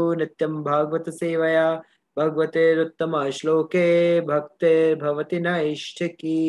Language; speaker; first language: Hindi; native; Hindi